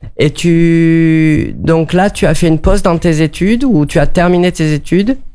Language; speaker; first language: French; native; French